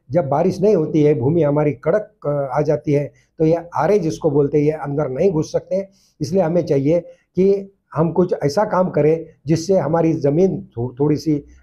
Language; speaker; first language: Hindi; non-native, local second language; Marathi